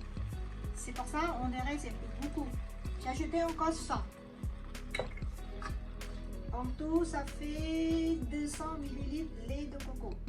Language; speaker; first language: French; non-native, learner; Thai